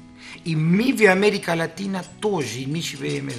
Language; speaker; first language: Russian; non-native, learner; Spanish